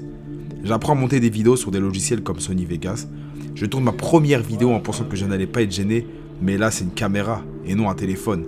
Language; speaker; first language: French; native; French